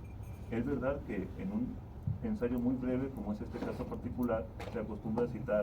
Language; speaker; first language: Spanish; native; Spanish